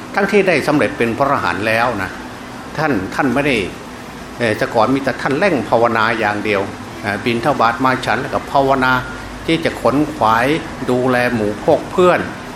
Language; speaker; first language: Thai; non-native, local second language; Northeastern Thai